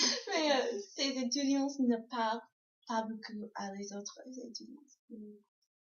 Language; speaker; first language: French; non-native, learner; English